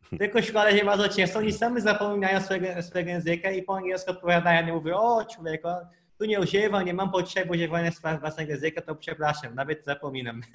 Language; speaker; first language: Polish; non-native, fluent; Portuguese